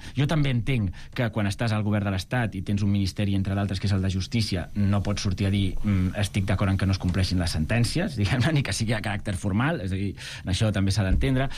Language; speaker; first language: Catalan; non-native, local second language; Spanish